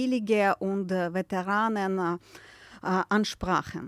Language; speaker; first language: German; non-native, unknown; Ukrainian